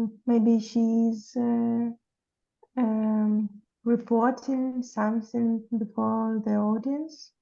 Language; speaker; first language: English; non-native, fluent; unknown